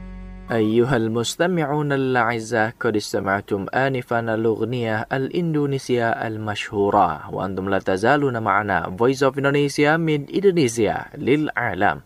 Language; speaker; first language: Arabic; non-native, fluent; Indonesian